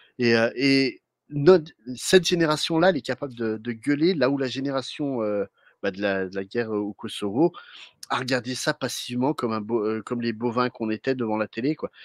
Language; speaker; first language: French; native; French